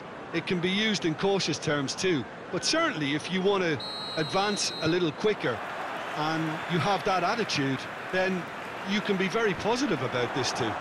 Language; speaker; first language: English; native; English